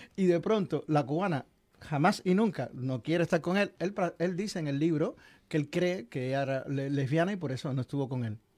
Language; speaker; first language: Spanish; native; Spanish